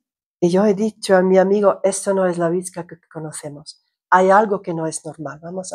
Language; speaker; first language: Spanish; non-native, fluent; Croatian